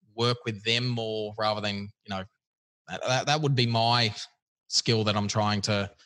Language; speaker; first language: English; native; English